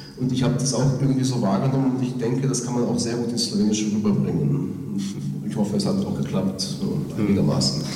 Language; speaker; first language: German; non-native, fluent; Slovenian